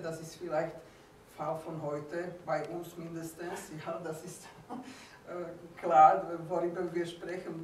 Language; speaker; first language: German; non-native, fluent; Slovak